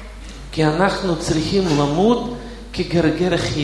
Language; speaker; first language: Hebrew; non-native, fluent; Russian